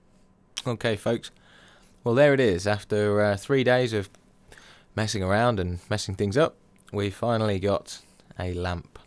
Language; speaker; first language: English; native; English